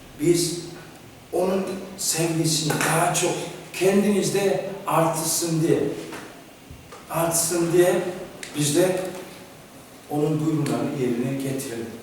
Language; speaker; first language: Turkish; non-native, fluent; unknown